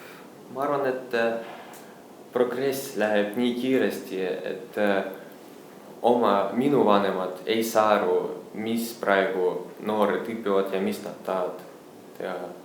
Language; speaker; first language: Estonian; non-native, local second language; Russian